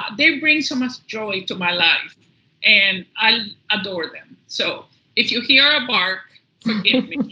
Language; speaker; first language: English; early bilingual, other home language; Spanish